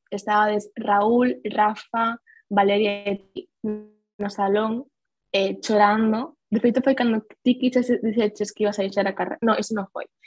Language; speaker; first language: Galician; non-native, local second language; Spanish